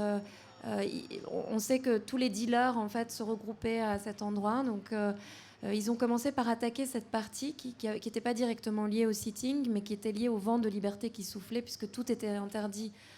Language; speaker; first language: French; native; French